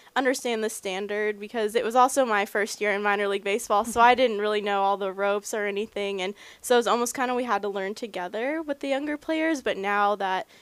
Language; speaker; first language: English; native; English